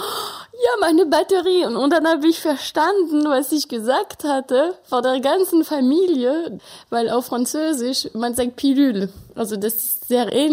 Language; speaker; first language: German; non-native, fluent; French